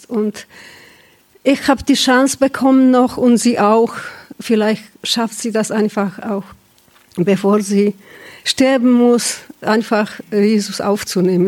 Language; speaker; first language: German; non-native, fluent; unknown